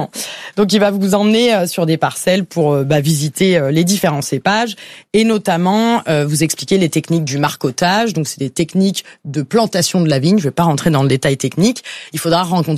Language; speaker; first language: French; native; French